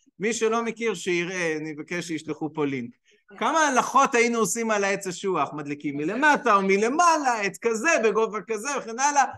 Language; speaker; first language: Hebrew; native; Hebrew